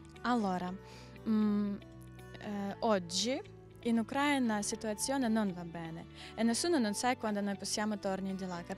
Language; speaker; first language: Italian; non-native, learner; Ukrainian